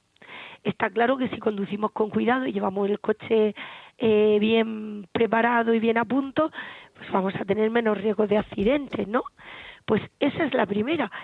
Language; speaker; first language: Spanish; native; Spanish